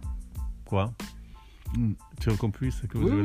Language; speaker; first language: French; non-native, learner; English